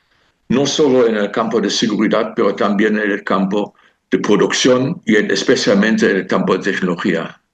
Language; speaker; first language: Spanish; non-native, fluent; German